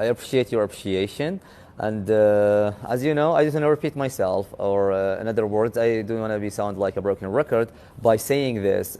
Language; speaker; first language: English; non-native, fluent; Arabic